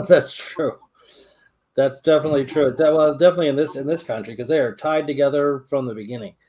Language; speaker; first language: English; native; English